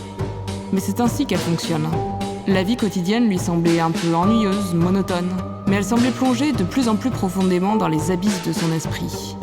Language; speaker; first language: French; native; French